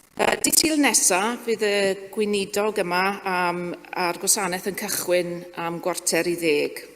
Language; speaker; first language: Welsh; native; Welsh